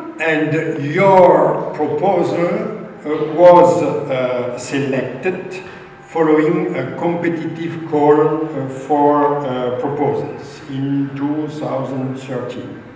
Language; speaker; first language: English; non-native, fluent; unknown